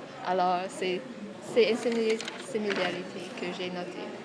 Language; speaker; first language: French; non-native, fluent; English